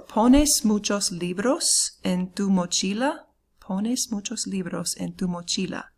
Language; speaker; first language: Spanish; non-native, fluent; English